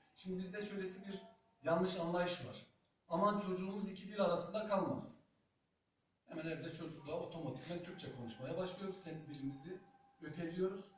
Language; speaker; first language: Turkish; non-native, local second language; Zaza